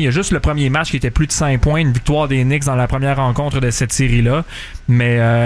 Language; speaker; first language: French; native; French